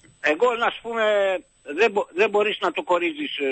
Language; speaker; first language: Greek; non-native, learner; Albanian